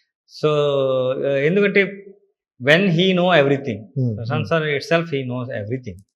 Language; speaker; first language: Telugu; non-native, local second language; Kannada